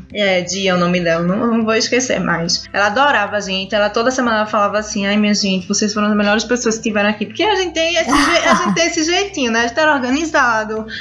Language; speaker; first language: Portuguese; native; Portuguese